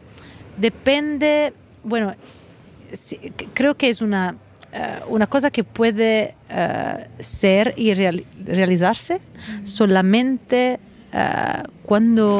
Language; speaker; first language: Spanish; non-native, fluent; Italian